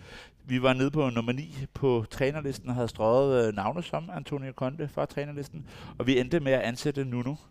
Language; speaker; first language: Danish; native; Danish